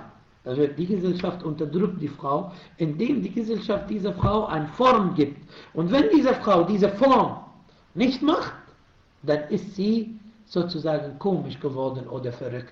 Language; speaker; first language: German; non-native, fluent; Arabic